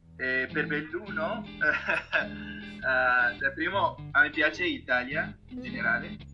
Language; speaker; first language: Italian; non-native, learner; Arabic